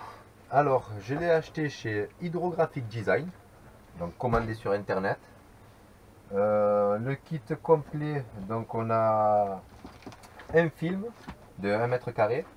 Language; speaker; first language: French; native; French